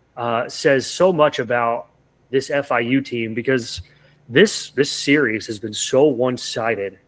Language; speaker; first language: English; native; English